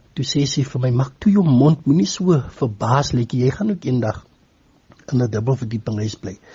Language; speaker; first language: Afrikaans; native; Afrikaans